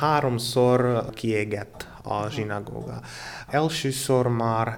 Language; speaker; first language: Hungarian; non-native, learner; Slovak